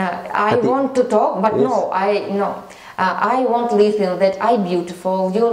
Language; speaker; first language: English; non-native, learner; Russian